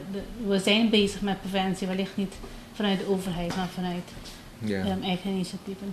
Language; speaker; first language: Dutch; non-native, local second language; Papiamento